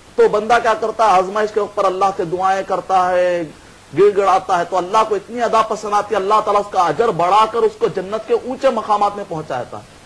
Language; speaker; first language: Urdu; native; Urdu